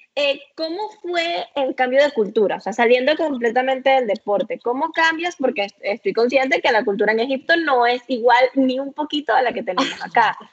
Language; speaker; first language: Spanish; native; Spanish